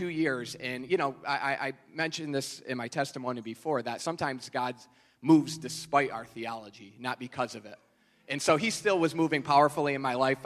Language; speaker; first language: English; native; English